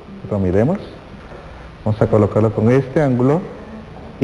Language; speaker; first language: Spanish; native; Spanish